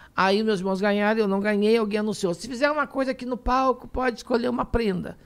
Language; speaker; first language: Portuguese; native; Portuguese